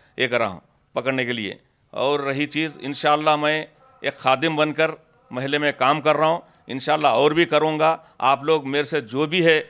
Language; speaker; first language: Hindi; non-native, local second language; Urdu